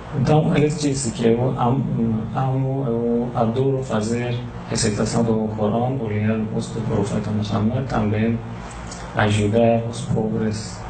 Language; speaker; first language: Portuguese; non-native, learner; Persian